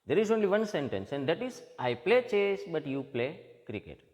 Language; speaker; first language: English; non-native, local second language; Gujarati